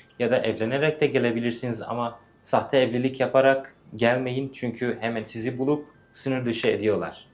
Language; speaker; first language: Turkish; early bilingual, heritage; English